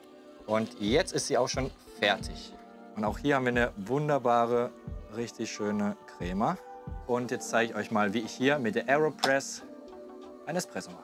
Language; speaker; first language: German; native; German